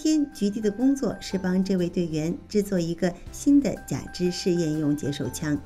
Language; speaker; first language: Chinese; native; Chinese